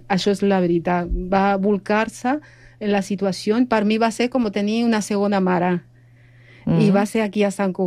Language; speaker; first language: Catalan; non-native, fluent; Spanish